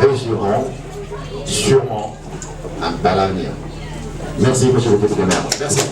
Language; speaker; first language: French; non-native, fluent; Chinese